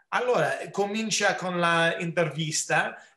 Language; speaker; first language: Italian; early bilingual, heritage; English